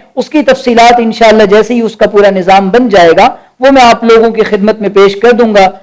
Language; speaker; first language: Urdu; native; Urdu